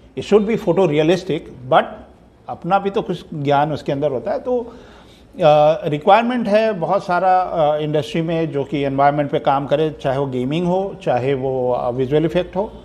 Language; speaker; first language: Hindi; native; Hindi